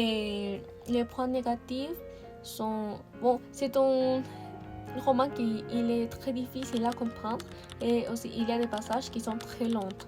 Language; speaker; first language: French; non-native, learner; Spanish